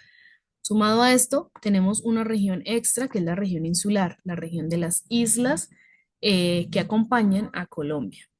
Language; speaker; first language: Spanish; native; Spanish